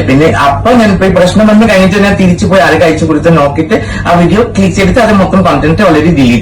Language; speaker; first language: Malayalam; non-native, fluent; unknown